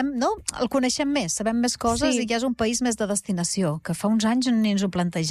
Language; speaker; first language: Catalan; native; Catalan